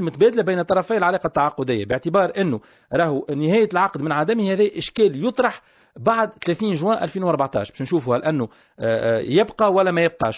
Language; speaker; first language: Arabic; native; Arabic